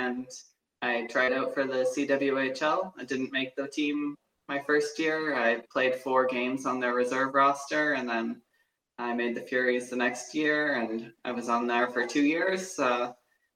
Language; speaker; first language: English; native; English